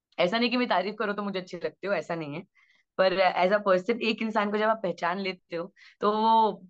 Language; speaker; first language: Hindi; native; Hindi